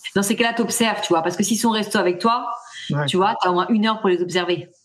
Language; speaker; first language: French; native; French